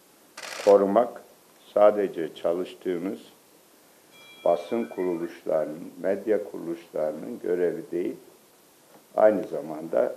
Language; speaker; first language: Turkish; native; Turkish